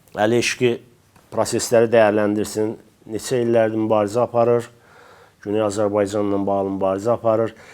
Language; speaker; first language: Azerbaijani; native; Azerbaijani